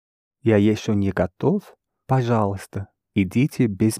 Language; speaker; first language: Russian; non-native, learner; English